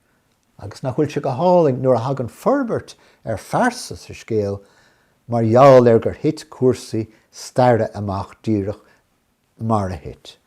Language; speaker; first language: Irish; non-native, local second language; English